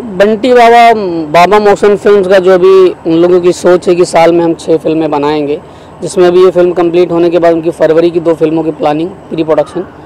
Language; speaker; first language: Hindi; native; Hindi